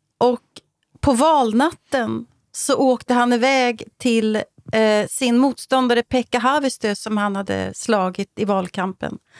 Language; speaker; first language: Swedish; native; Swedish